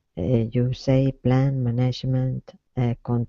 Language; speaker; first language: English; non-native, learner; Spanish